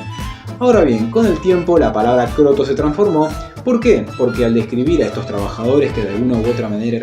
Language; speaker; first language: Spanish; native; Spanish